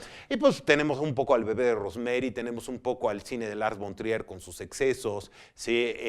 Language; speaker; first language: Spanish; native; Spanish